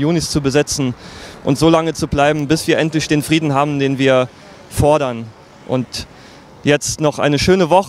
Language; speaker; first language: German; native; German